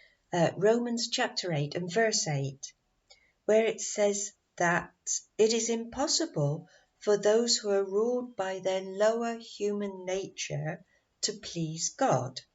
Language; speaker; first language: English; native; English